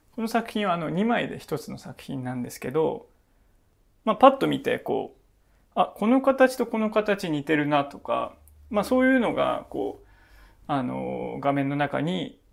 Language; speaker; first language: Japanese; native; Japanese